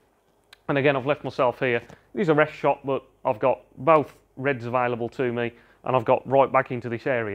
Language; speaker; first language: English; native; English